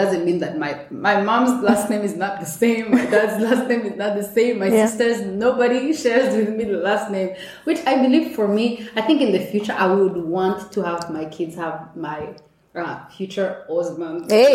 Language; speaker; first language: English; non-native, local second language; Kinyarwanda